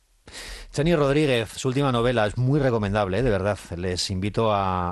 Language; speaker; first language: Spanish; native; Spanish